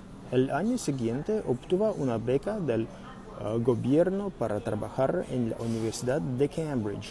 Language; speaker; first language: Spanish; non-native, learner; Russian